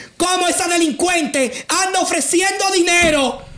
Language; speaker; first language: Spanish; native; Spanish